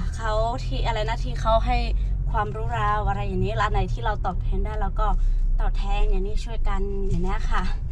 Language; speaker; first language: Thai; non-native, local second language; Lahu